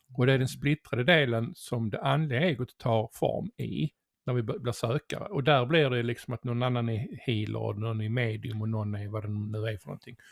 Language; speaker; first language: Swedish; native; Swedish